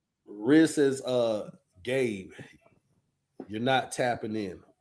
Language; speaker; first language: English; native; English